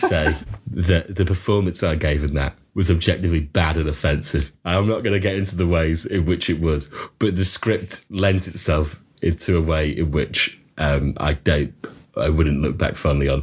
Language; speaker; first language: English; native; English